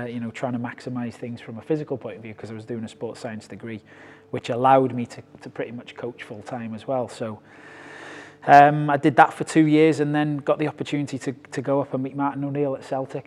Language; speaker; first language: English; native; English